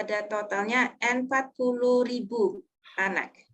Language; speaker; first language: Indonesian; non-native, learner; Dutch